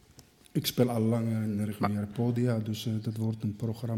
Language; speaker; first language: Dutch; non-native, fluent; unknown